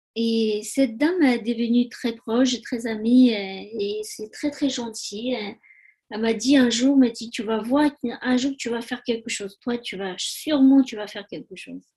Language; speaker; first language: French; non-native, learner; Tibetan